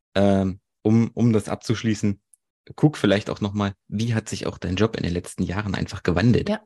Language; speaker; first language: German; native; German